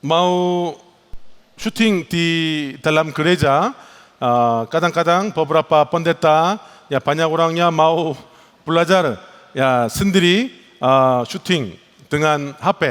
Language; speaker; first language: Indonesian; non-native, learner; Korean